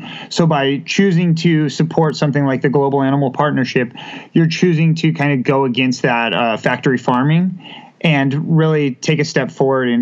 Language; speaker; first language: English; native; English